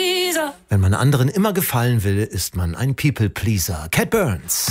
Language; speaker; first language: German; native; German